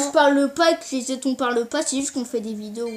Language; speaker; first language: French; native; French